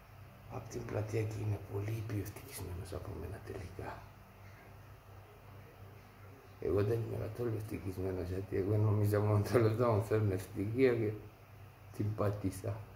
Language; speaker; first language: Greek; non-native, fluent; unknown